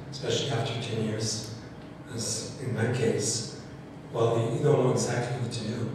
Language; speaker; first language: English; non-native, fluent; Cree